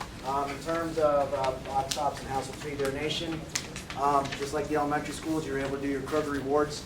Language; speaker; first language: English; native; English